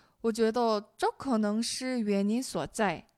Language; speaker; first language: Chinese; non-native, fluent; Korean